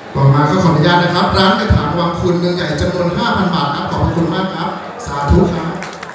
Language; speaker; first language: Thai; native; Thai